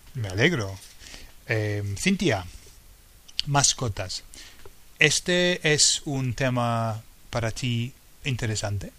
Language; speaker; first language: Spanish; non-native, fluent; English